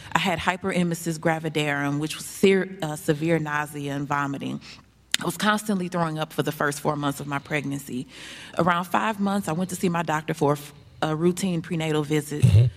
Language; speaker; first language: English; native; English